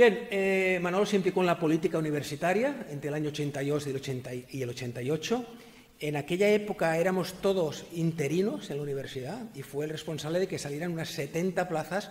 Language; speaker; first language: Spanish; native; Spanish